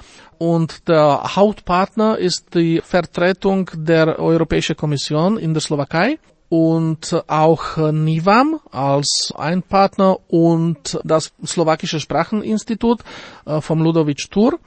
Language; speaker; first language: German; non-native, fluent; Slovak